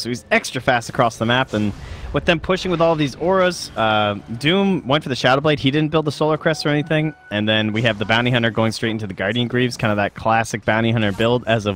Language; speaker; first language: English; native; English